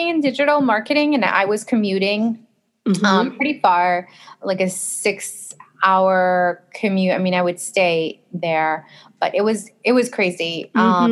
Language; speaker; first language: English; early bilingual, other home language; Spanish